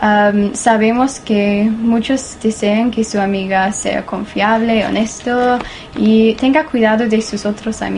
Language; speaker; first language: Spanish; non-native, learner; English